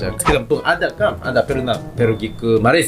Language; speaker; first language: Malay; non-native, learner; Japanese